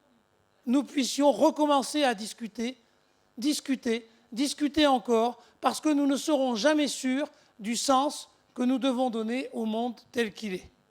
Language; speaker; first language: French; native; French